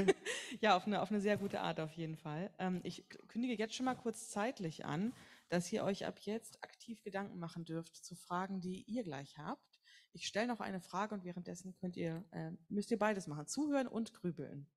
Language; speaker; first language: German; native; German